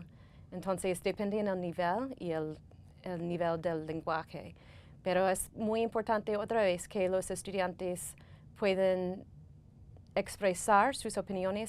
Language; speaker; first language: Spanish; non-native, fluent; English